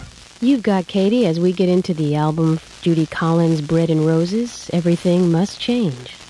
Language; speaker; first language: English; native; English